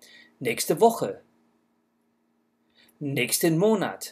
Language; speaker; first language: German; non-native, fluent; English